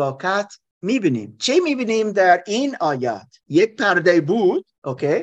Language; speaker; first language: Persian; non-native, fluent; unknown